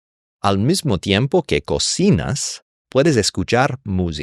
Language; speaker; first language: Spanish; non-native, fluent; English